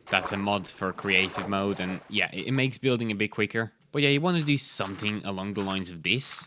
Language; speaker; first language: English; native; English